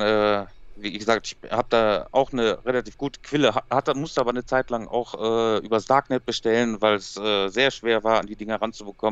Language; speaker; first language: German; native; German